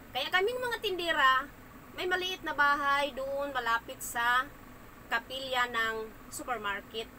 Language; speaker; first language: Filipino; non-native, local second language; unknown